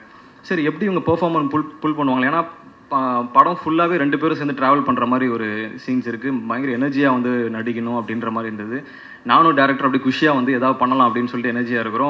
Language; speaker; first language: Tamil; native; Tamil